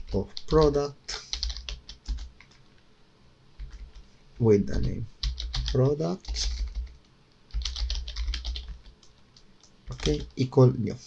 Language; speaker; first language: English; non-native, fluent; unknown